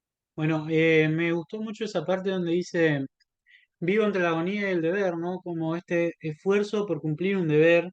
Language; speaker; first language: Spanish; native; Spanish